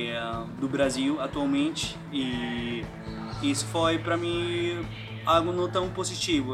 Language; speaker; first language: Portuguese; non-native, fluent; Spanish